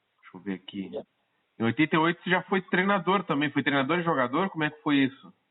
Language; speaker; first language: Portuguese; native; Portuguese